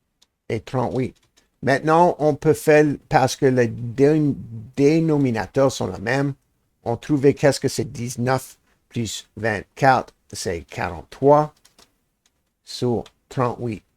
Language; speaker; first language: French; non-native, learner; English